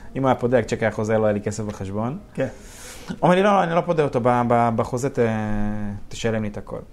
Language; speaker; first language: Hebrew; early bilingual, other home language; Russian